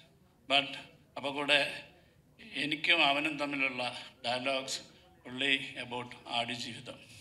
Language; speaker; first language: Tamil; non-native, learner; Malayalam